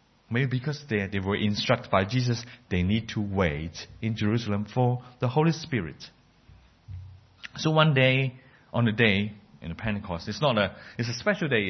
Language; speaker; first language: English; non-native, fluent; Cantonese